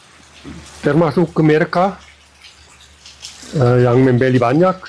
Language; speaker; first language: Indonesian; non-native, fluent; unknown